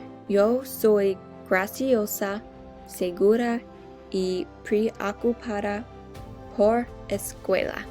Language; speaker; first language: Spanish; non-native, learner; English